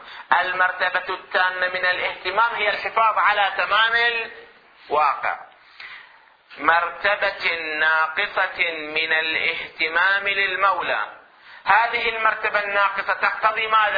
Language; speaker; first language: Arabic; native; Arabic